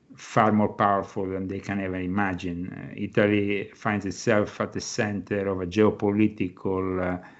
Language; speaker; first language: English; non-native, fluent; Italian